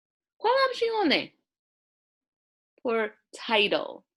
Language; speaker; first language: Spanish; non-native, learner; English